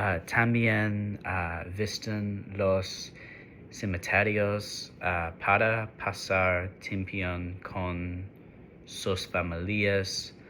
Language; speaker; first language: Spanish; non-native, learner; English